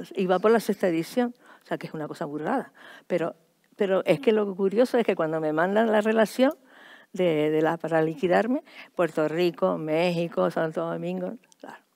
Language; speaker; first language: Spanish; native; Spanish